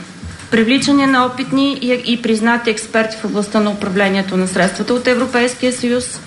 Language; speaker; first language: Bulgarian; native; Bulgarian